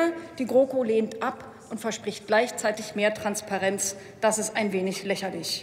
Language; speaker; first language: German; native; German